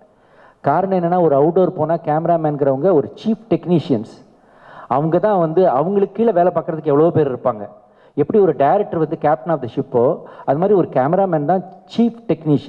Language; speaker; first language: Tamil; native; Tamil